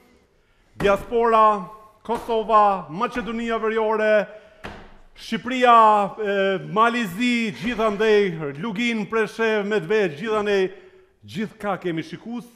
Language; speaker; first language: Albanian; native; Albanian